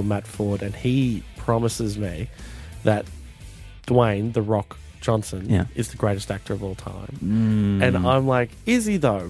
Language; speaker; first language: English; native; English